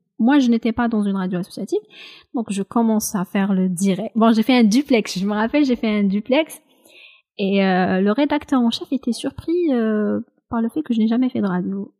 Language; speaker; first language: French; non-native, local second language; Kabyle